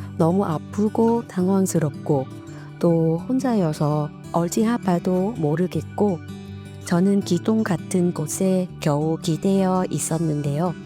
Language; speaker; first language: Korean; non-native, fluent; Vietnamese